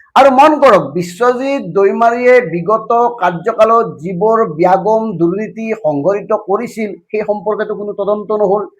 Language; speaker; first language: Assamese; native; Assamese